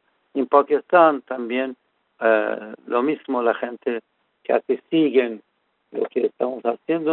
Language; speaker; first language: Spanish; non-native, fluent; Persian